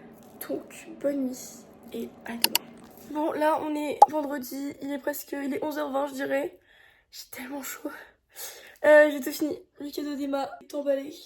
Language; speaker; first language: French; native; French